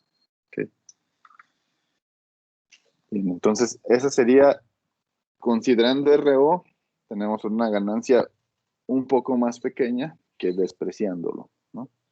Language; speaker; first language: Spanish; native; Spanish